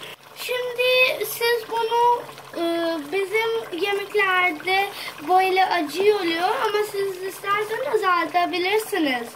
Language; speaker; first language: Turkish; non-native, learner; Urdu